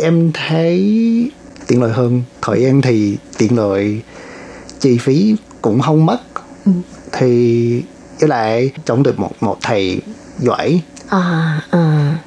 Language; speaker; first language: Vietnamese; non-native, learner; English